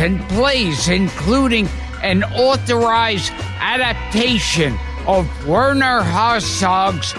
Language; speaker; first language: English; native; English